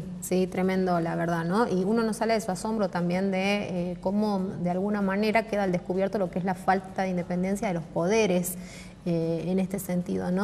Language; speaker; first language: Spanish; native; Spanish